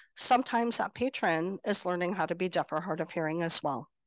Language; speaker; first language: English; native; English